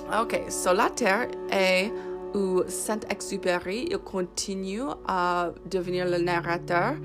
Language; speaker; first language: French; non-native, fluent; English